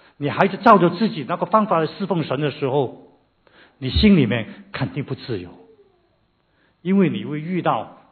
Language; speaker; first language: Chinese; non-native, local second language; Cantonese